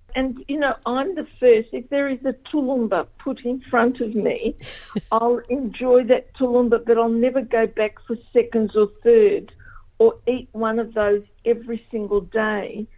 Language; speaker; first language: English; early bilingual, other home language; Macedonian